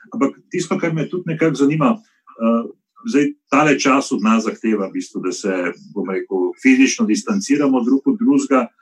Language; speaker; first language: Slovenian; native; Slovenian